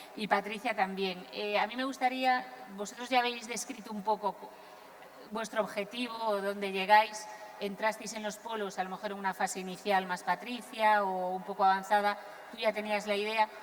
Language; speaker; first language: Spanish; non-native, local second language; Galician